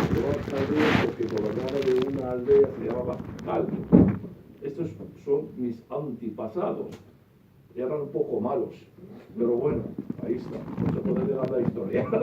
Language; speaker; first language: Spanish; non-native, fluent; Arabic